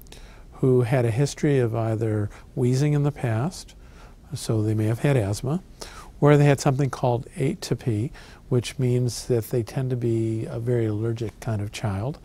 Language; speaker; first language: English; native; English